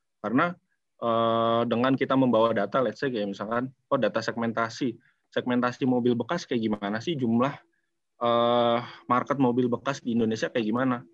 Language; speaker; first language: Indonesian; native; Indonesian